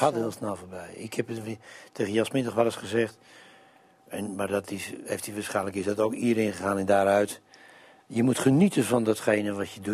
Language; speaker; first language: Dutch; native; Dutch